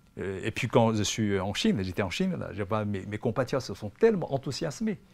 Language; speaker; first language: French; non-native, fluent; Chinese